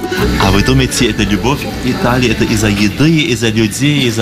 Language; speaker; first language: Russian; early bilingual, heritage; Russian